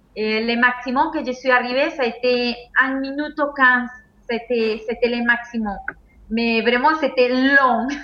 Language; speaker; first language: French; non-native, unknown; Spanish